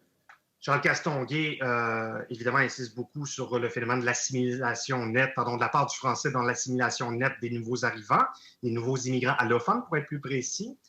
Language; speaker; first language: French; native; French